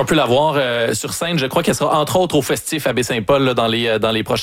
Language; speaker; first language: French; native; French